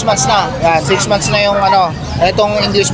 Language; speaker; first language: Filipino; native; Filipino